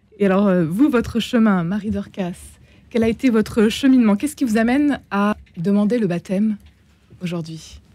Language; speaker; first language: French; native; French